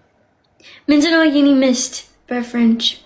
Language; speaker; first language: English; non-native, learner; Amharic